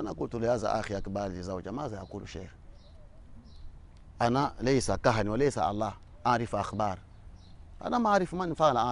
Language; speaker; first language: Arabic; non-native, learner; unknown